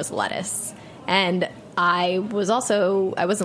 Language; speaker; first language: English; native; English